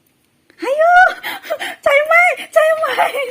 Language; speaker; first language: Chinese; non-native, fluent; Indonesian